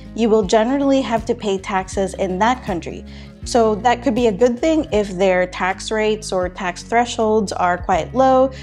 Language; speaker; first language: English; non-native, local second language; Filipino